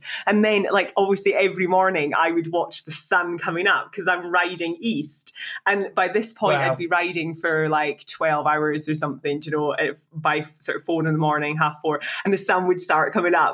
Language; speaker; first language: English; native; English